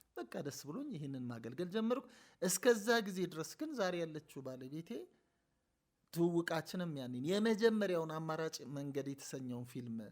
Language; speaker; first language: Amharic; native; Amharic